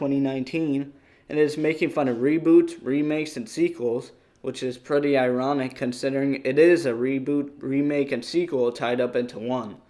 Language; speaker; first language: English; native; English